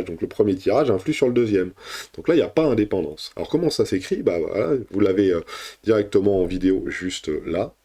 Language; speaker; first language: French; native; French